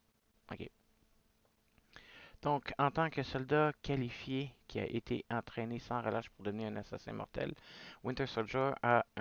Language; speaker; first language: French; native; French